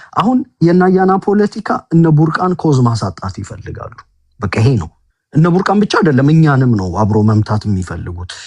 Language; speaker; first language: Amharic; native; Amharic